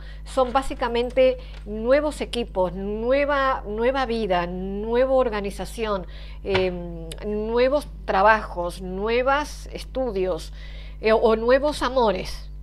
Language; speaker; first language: Spanish; native; Spanish